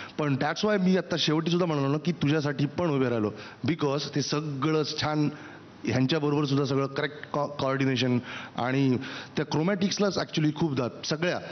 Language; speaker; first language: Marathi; native; Marathi